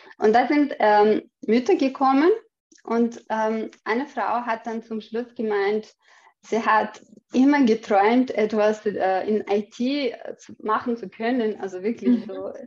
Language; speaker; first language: German; non-native, fluent; Chechen